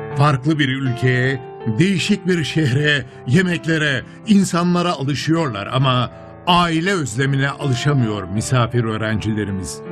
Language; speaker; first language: Turkish; native; Turkish